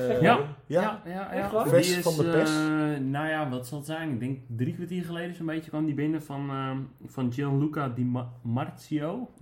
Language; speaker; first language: Dutch; native; Dutch